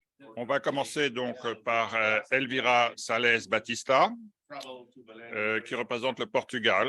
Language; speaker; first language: French; native; French